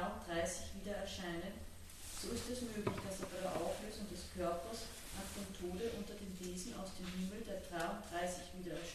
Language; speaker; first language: German; native; German